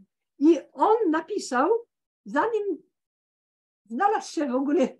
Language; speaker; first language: Polish; early bilingual, heritage; Polish